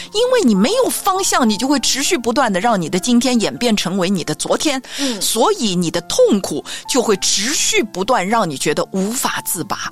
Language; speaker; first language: Chinese; native; Chinese